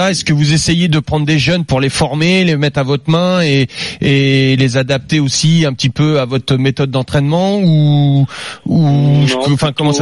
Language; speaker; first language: French; native; French